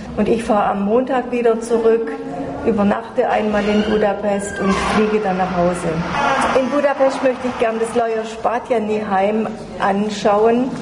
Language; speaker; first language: German; native; German